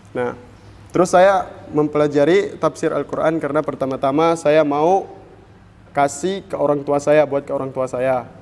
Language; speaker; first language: Indonesian; non-native, fluent; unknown